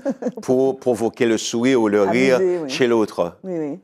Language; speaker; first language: French; native; French